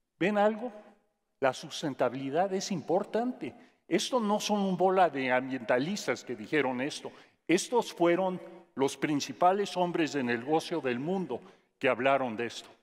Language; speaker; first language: Spanish; non-native, fluent; English